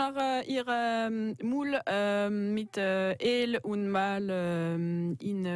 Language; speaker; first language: German; non-native, local second language; French